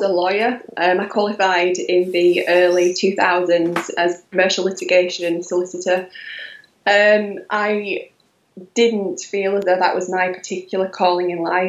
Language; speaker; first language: English; native; English